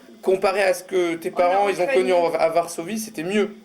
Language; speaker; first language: French; native; French